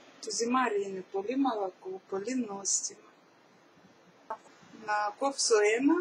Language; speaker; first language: Greek; non-native, learner; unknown